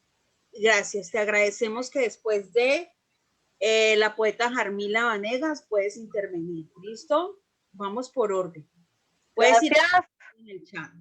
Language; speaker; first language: Spanish; native; Spanish